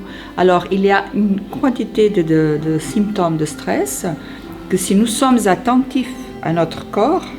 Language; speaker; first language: French; non-native, fluent; Portuguese